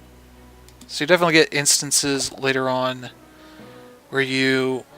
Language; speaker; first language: English; native; English